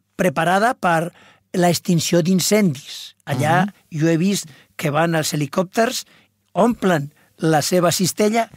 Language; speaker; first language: Catalan; non-native, local second language; Spanish